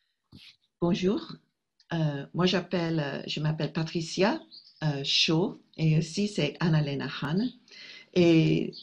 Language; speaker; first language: French; non-native, fluent; English